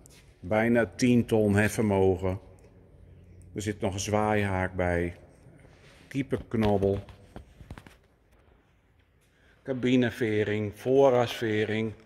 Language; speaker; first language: Dutch; native; Dutch